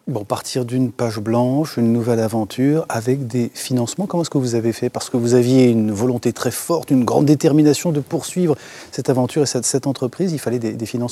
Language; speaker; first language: French; native; French